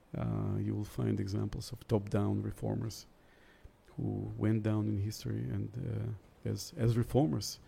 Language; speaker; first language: English; early bilingual, other home language; Russian